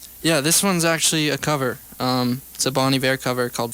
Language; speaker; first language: English; native; English